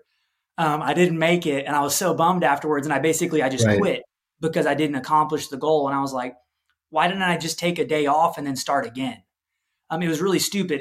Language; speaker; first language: English; native; English